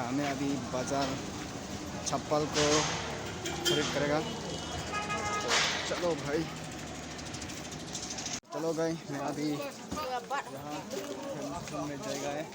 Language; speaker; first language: Hindi; non-native, local second language; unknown